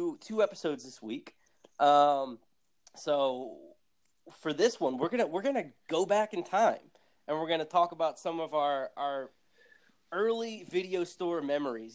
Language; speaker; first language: English; native; English